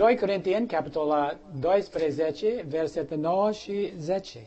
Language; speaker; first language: Romanian; non-native, learner; English